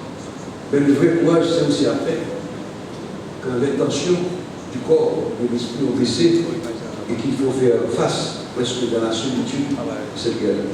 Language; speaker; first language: French; non-native, local second language; Haitian Creole